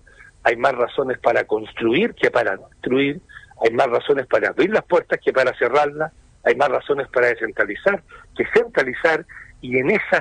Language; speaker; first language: Spanish; native; Spanish